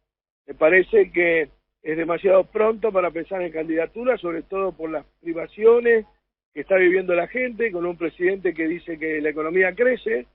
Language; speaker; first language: Spanish; native; Spanish